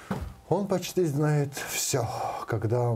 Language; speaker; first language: Russian; non-native, learner; Georgian